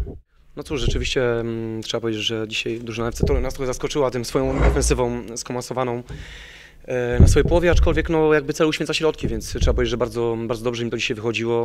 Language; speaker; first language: Polish; native; Polish